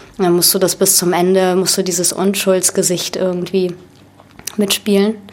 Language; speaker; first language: German; early bilingual, other home language; Russian